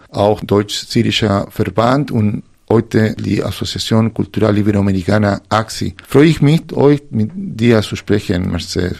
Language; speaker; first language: German; non-native, fluent; Spanish